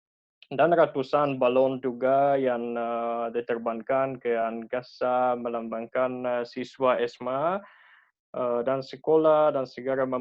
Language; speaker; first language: Indonesian; non-native, learner; Russian